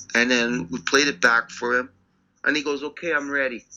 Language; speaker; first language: English; native; English